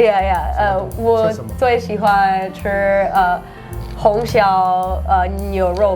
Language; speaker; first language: Chinese; early bilingual, heritage; English